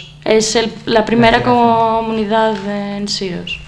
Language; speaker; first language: Spanish; non-native, learner; Greek